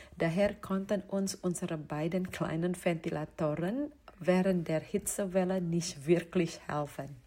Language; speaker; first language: German; non-native, fluent; Indonesian